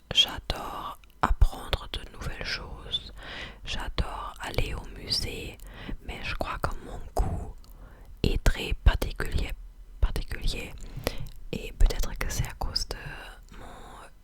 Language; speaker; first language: French; non-native, fluent; English